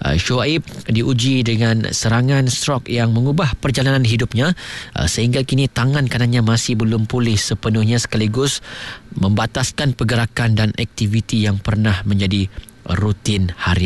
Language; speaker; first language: Malay; native; Malay